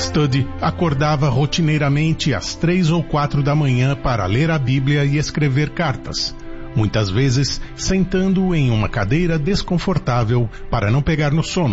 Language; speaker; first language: Portuguese; native; Portuguese